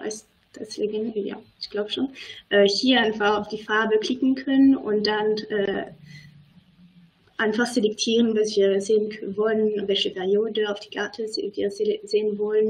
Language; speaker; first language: German; non-native, fluent; French